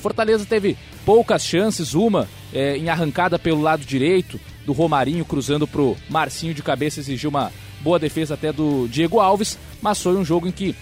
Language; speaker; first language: Portuguese; native; Portuguese